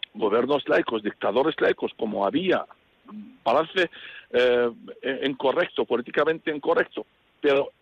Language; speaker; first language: Spanish; non-native, fluent; Arabic